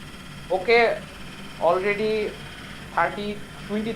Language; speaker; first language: English; non-native, learner; Bangla